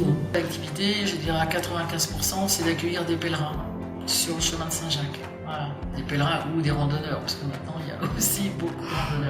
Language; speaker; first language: French; native; French